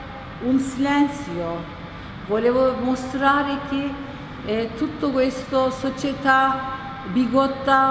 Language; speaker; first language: Italian; non-native, learner; Turkish